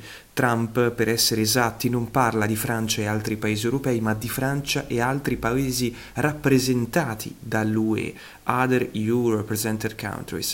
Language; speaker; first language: Italian; native; Italian